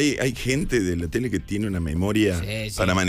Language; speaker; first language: Spanish; native; Spanish